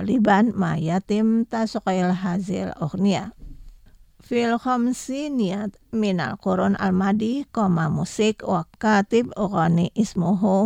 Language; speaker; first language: Arabic; non-native, fluent; Indonesian